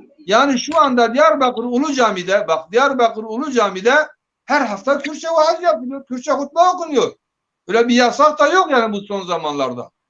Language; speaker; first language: Turkish; non-native, local second language; Zaza